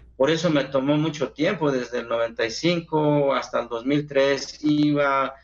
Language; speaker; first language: Spanish; non-native, local second language; Zapotec